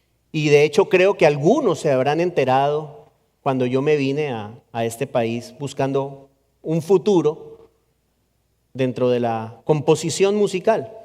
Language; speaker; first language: Spanish; native; Spanish